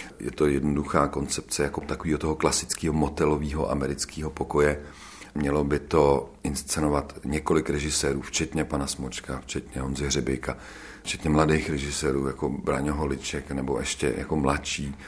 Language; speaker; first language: Czech; native; Czech